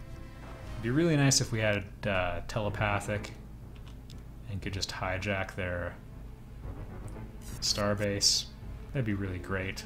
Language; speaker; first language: English; native; English